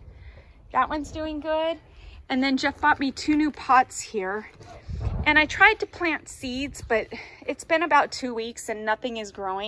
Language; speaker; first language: English; native; English